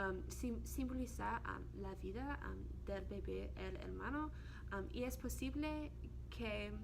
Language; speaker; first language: Spanish; non-native, learner; English